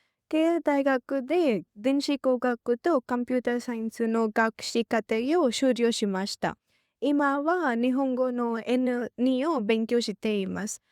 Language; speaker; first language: Japanese; non-native, learner; Telugu